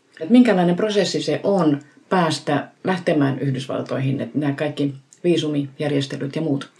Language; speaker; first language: Finnish; native; Finnish